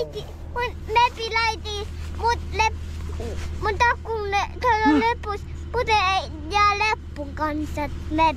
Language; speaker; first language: Finnish; early bilingual, other home language; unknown